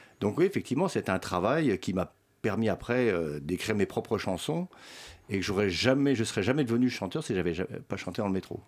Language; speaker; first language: French; early bilingual, other home language; Swedish